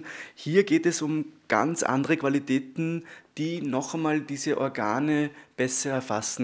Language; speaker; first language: German; native; German